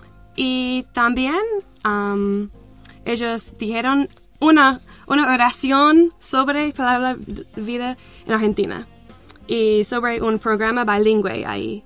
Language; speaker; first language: Spanish; non-native, learner; English